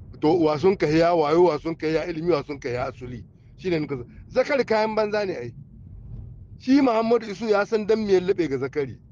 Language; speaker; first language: Hausa; native; Hausa